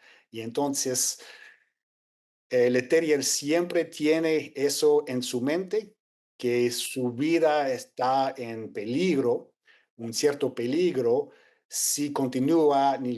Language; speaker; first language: Spanish; non-native, fluent; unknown